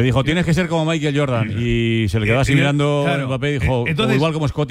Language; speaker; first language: Spanish; native; Spanish